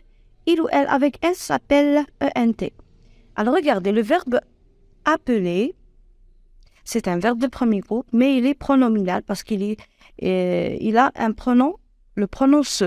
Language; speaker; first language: French; non-native, local second language; Arabic